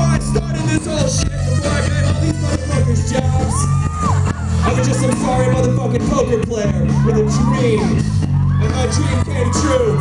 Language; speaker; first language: English; native; English